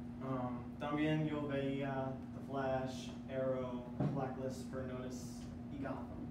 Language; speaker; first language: Spanish; non-native, learner; English